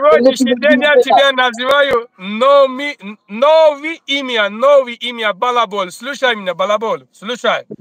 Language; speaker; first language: Russian; non-native, learner; Tajik